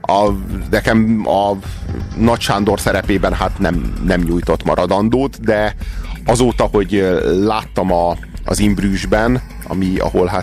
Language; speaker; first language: Hungarian; native; Hungarian